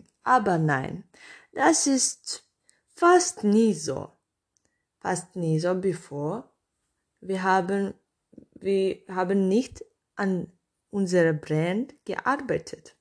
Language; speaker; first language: German; non-native, learner; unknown